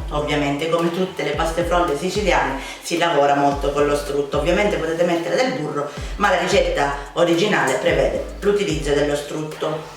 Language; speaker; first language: Italian; native; Italian